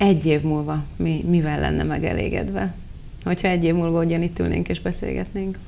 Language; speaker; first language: Hungarian; native; Hungarian